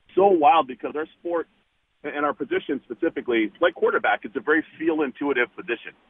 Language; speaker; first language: English; native; English